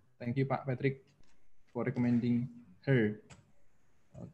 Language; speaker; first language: English; non-native, fluent; Javanese